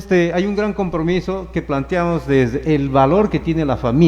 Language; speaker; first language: Spanish; native; Spanish